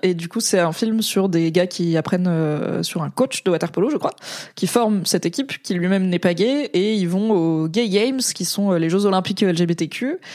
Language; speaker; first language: French; native; French